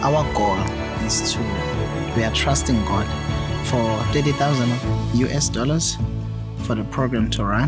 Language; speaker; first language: English; non-native, local second language; Swati